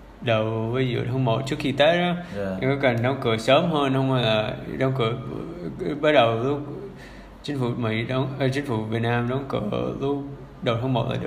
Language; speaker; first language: Vietnamese; early bilingual, heritage; English